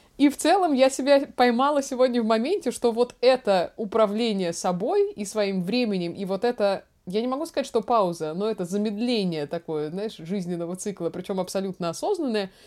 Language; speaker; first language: Russian; native; Russian